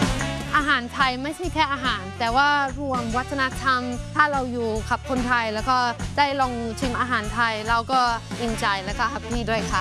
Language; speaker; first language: Thai; non-native, fluent; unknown